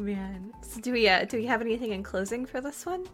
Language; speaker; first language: English; native; English